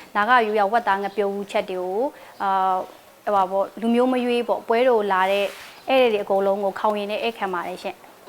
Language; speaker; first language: Burmese; non-native, local second language; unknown